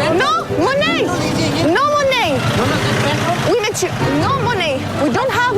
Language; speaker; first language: English; non-native, learner; French